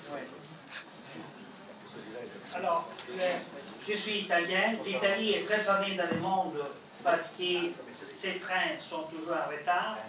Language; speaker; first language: French; non-native, fluent; Italian